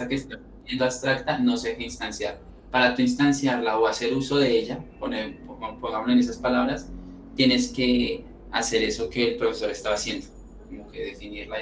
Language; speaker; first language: Spanish; native; Spanish